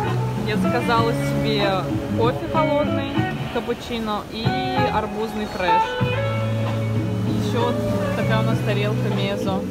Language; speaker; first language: Russian; native; Russian